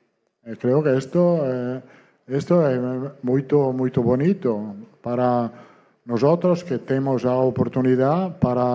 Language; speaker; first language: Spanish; non-native, fluent; Italian